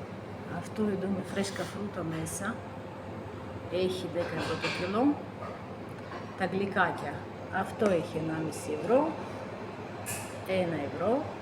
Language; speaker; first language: Greek; non-native, fluent; Russian